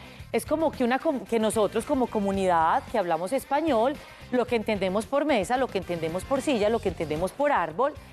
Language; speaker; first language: Spanish; native; Spanish